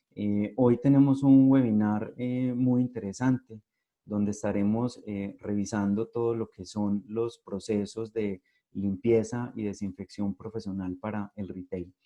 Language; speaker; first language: Spanish; native; Spanish